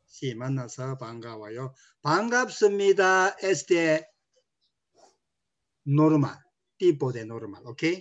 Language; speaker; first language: Spanish; non-native, learner; Korean